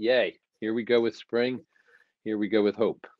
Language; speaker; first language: English; native; English